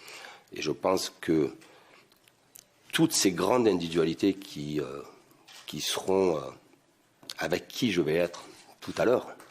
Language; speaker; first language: French; native; French